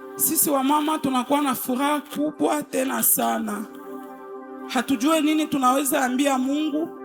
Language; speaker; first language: Swahili; native; Swahili